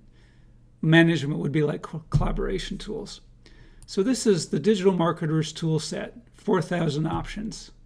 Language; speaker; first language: English; native; English